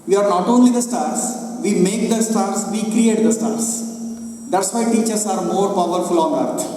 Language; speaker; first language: English; non-native, local second language; Kannada